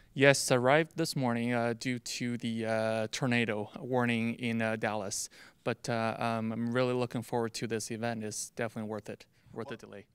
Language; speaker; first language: English; non-native, fluent; Chinese